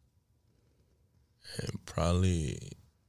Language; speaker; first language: English; native; English